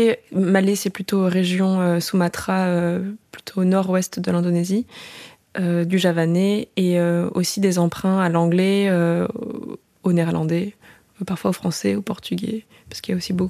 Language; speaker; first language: French; early bilingual, other home language; Indonesian